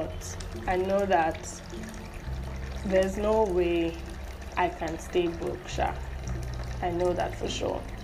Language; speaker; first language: English; non-native, local second language; Yoruba